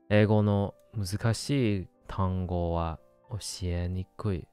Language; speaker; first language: Japanese; non-native, learner; English